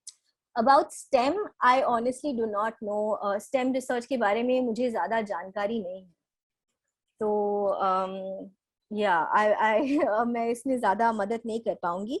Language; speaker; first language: Hindi; native; Hindi